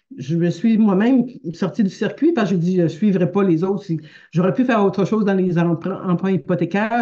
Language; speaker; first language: French; native; French